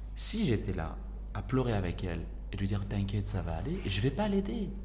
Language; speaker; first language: French; non-native, local second language; Arabic